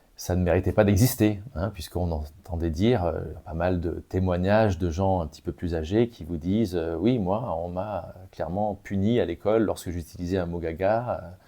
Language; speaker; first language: French; native; French